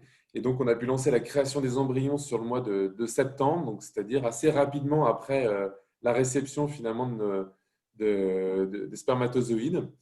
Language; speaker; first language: French; native; French